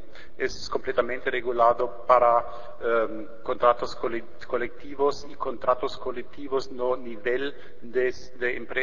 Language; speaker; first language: Portuguese; non-native, learner; German